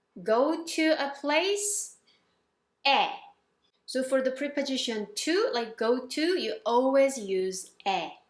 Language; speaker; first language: English; non-native, fluent; Korean